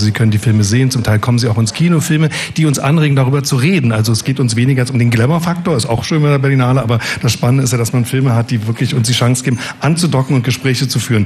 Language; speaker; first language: German; native; German